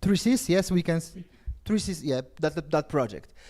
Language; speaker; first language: English; non-native, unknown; Polish